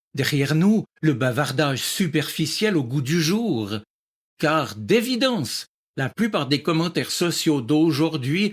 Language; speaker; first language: French; native; French